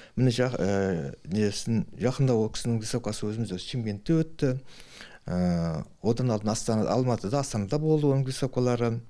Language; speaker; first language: Kazakh; native; Kazakh